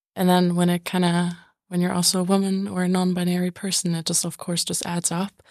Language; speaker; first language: English; non-native, fluent; German